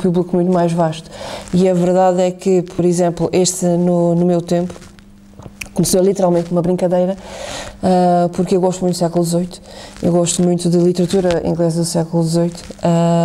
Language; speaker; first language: Portuguese; native; Portuguese